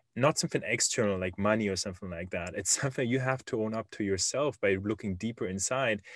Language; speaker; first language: English; non-native, fluent; German